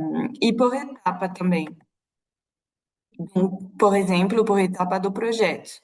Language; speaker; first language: Portuguese; non-native, fluent; French